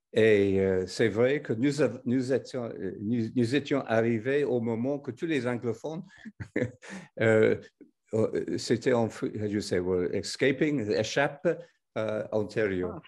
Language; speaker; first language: French; non-native, fluent; English